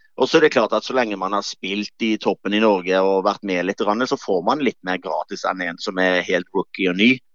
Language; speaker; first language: Norwegian; native; Norwegian